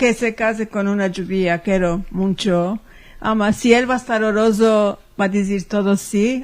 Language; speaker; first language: Spanish; early bilingual, heritage; Ladino